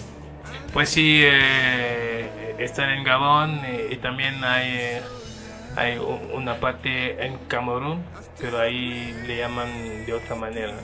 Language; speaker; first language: Spanish; non-native, fluent; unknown